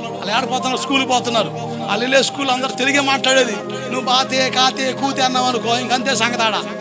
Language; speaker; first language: Telugu; non-native, local second language; Koya